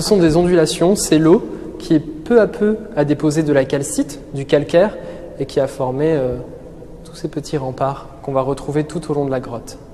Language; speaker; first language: French; native; French